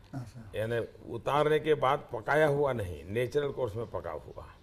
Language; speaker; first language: Hindi; non-native, local second language; Gujarati